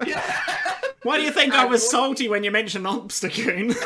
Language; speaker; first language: English; native; English